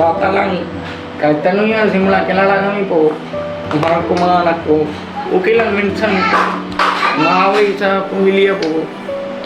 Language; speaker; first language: Filipino; non-native, learner; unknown